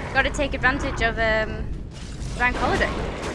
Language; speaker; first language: English; native; English